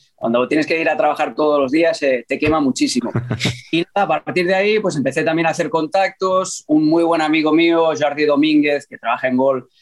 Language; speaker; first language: Spanish; native; Spanish